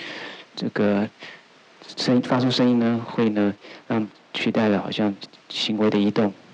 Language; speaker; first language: Chinese; native; Chinese